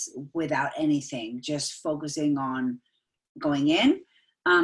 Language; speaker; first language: English; non-native, fluent; Spanish